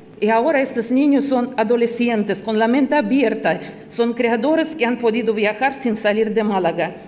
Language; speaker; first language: Spanish; non-native, fluent; Russian